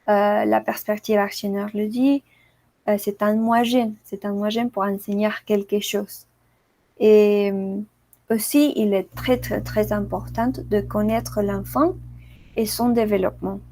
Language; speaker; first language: French; non-native, learner; Spanish